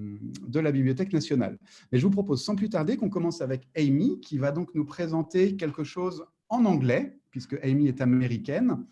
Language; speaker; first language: French; native; French